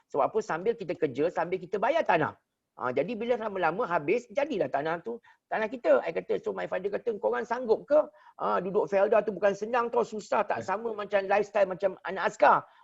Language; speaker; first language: Malay; native; Malay